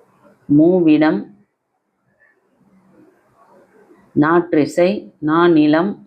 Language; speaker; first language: Tamil; native; Tamil